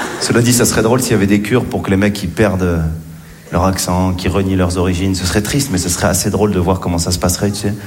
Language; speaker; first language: French; native; French